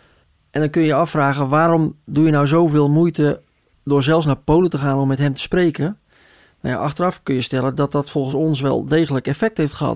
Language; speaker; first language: Dutch; native; Dutch